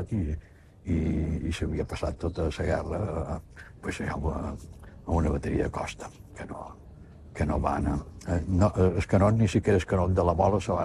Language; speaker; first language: Catalan; native; Catalan